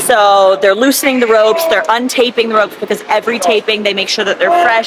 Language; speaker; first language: English; native; English